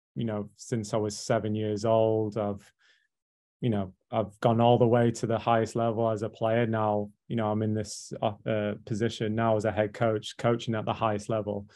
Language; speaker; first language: English; native; English